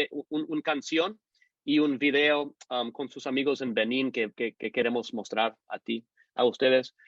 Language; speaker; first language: Spanish; non-native, fluent; English